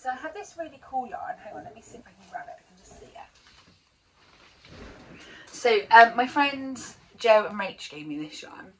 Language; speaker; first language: English; native; English